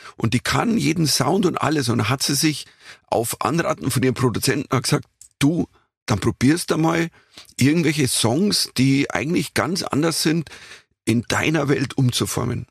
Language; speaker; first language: German; native; German